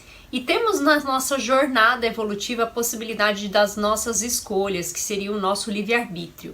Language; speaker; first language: Portuguese; native; Portuguese